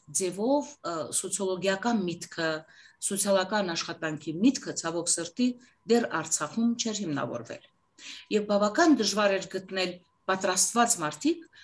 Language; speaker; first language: Armenian; native; Armenian